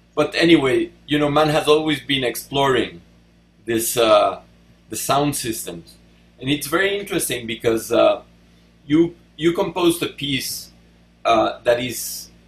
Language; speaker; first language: English; non-native, fluent; Spanish